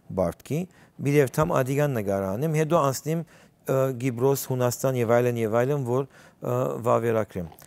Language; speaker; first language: Armenian; early bilingual, heritage; Armenian